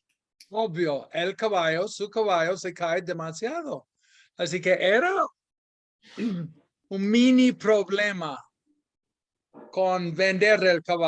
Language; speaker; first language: Spanish; non-native, fluent; English